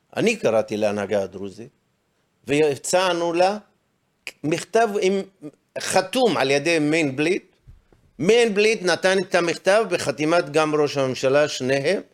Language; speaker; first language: Hebrew; non-native, local second language; Arabic